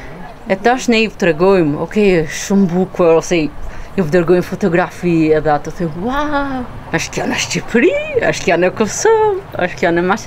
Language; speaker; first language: Albanian; early bilingual, heritage; Albanian